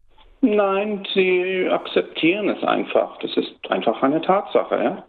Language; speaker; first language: German; early bilingual, heritage; German